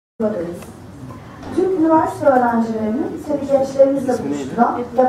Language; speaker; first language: Turkish; early bilingual, other home language; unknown